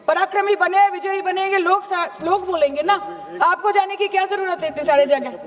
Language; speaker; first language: Hindi; non-native, local second language; Bangla